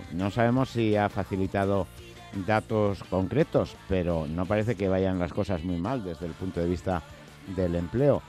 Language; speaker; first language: Spanish; native; Spanish